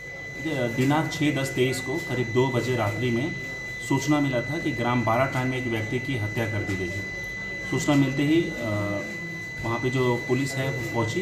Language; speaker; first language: Hindi; native; Hindi